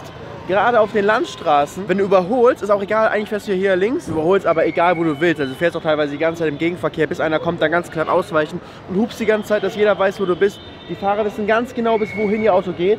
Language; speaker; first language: German; native; German